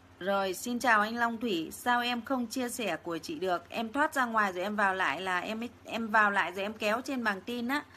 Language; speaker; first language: Vietnamese; native; Vietnamese